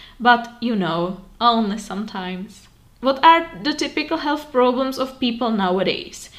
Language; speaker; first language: English; non-native, fluent; Czech